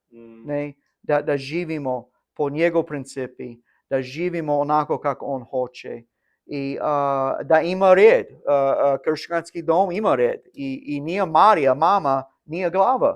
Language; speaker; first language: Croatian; non-native, learner; English